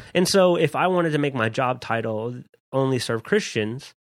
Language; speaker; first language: English; native; English